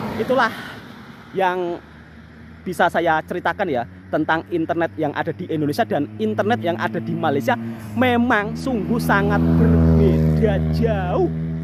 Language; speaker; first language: Indonesian; native; Indonesian